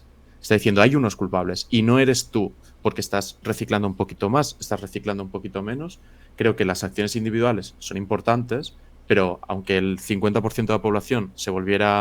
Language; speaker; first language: Spanish; native; Spanish